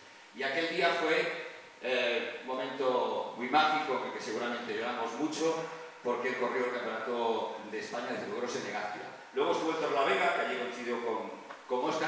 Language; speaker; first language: Spanish; native; Spanish